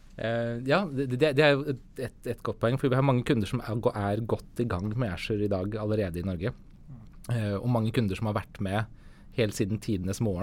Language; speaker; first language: Norwegian; native; Norwegian